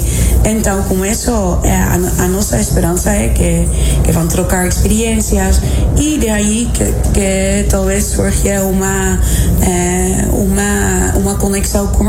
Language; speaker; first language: Portuguese; non-native, fluent; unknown